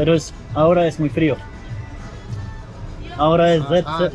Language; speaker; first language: Spanish; non-native, learner; Polish